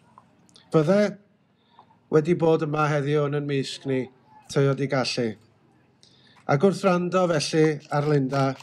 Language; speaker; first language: Welsh; native; Welsh